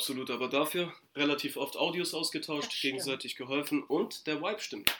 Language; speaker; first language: German; native; German